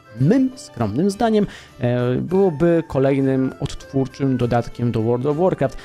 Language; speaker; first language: Polish; native; Polish